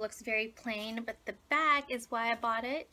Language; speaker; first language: English; native; English